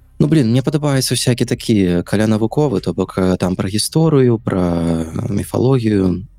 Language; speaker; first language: Belarusian; non-native, local second language; Russian